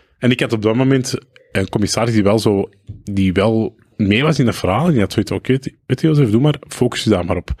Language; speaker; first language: Dutch; early bilingual, other home language; Arabic